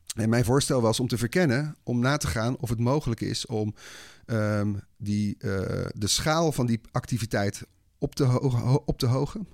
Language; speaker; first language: Dutch; native; Dutch